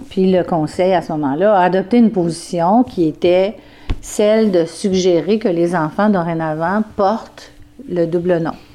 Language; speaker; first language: French; native; French